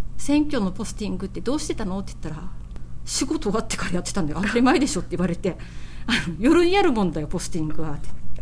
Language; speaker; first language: Japanese; native; Japanese